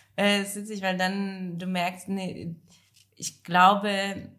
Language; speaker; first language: German; non-native, fluent; Italian